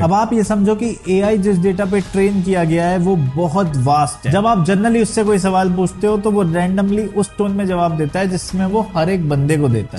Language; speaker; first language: Hindi; native; Hindi